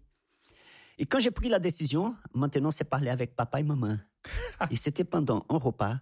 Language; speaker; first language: French; non-native, fluent; Portuguese